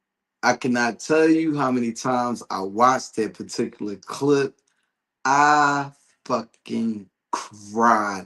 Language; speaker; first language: English; native; English